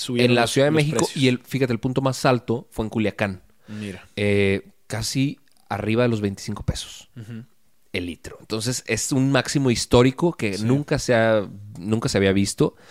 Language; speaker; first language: Spanish; native; Spanish